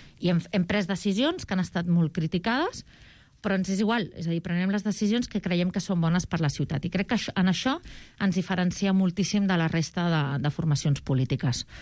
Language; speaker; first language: Catalan; native; Catalan